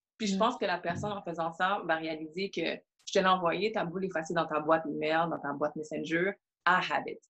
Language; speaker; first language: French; early bilingual, other home language; Haitian Creole